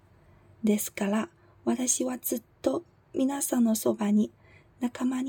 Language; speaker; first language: Japanese; non-native, fluent; Chinese